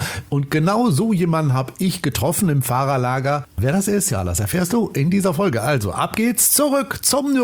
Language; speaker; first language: German; native; German